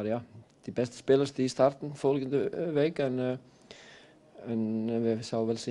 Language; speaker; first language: Dutch; non-native, fluent; Icelandic